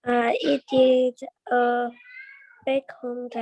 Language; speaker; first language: English; non-native, learner; Vietnamese